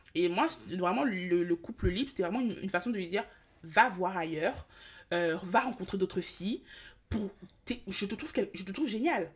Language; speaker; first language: French; early bilingual, other home language; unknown